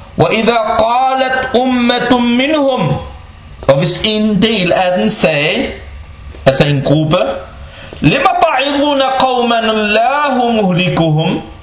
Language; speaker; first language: Danish; early bilingual, other home language; Bosnian